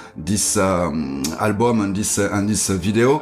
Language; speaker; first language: English; non-native, learner; French